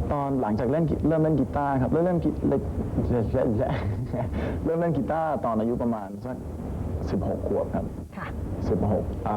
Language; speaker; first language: Thai; early bilingual, heritage; Danish